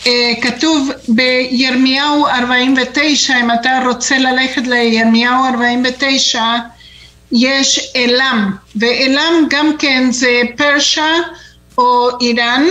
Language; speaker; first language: Hebrew; non-native, fluent; Spanish